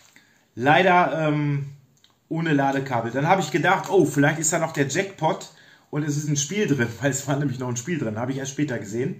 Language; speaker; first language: German; native; German